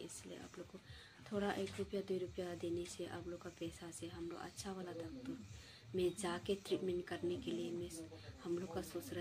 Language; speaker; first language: Hindi; non-native, local second language; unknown